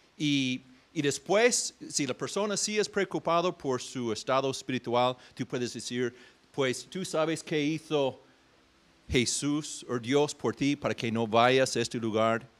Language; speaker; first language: Spanish; non-native, fluent; English